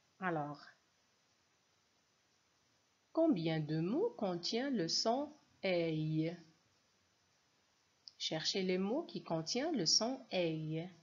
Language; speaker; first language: French; non-native, local second language; Arabic